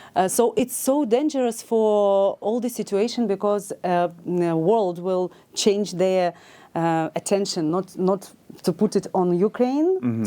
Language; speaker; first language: English; non-native, learner; Ukrainian